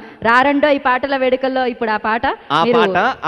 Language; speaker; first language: Telugu; native; Telugu